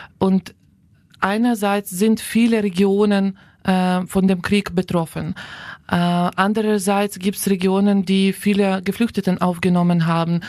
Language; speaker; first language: German; non-native, fluent; Ukrainian